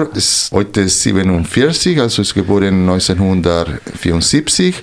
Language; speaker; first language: German; non-native, fluent; Spanish